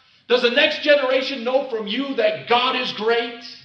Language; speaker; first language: English; native; English